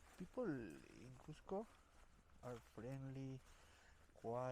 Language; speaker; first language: English; non-native, learner; Spanish